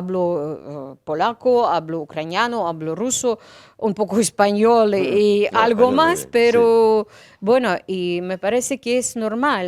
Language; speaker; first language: Spanish; non-native, learner; Ukrainian